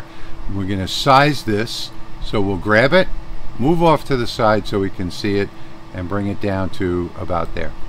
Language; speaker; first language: English; native; English